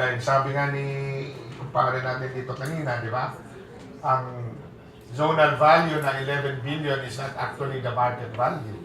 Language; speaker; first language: Filipino; non-native, local second language; Cebuano